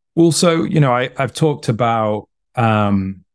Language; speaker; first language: English; native; English